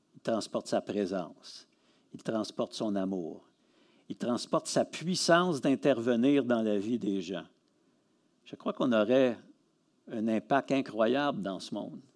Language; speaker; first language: French; native; French